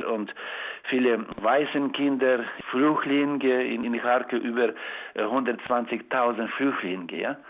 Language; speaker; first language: German; non-native, learner; Ukrainian